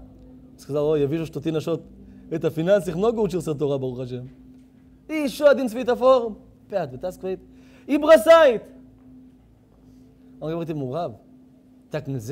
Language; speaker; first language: Russian; non-native, learner; Hebrew